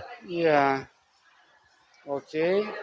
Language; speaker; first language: Indonesian; non-native, learner; Russian